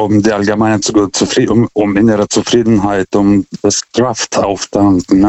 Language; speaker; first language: German; non-native, fluent; Lithuanian